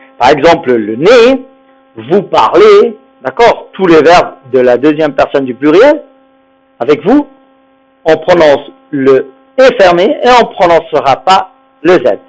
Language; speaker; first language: French; non-native, fluent; Spanish